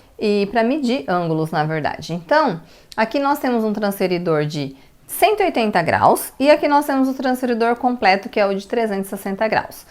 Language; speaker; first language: Portuguese; native; Portuguese